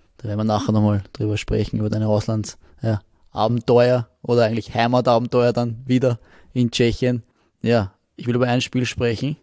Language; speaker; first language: German; native; German